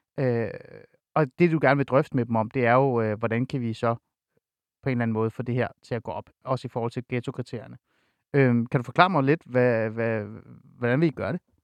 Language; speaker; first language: Danish; early bilingual, other home language; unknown